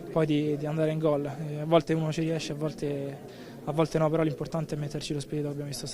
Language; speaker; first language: Italian; native; Italian